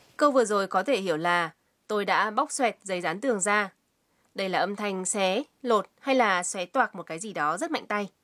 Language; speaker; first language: Vietnamese; native; Vietnamese